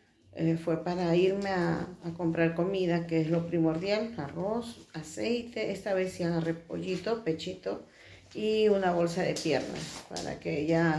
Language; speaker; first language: Spanish; native; Spanish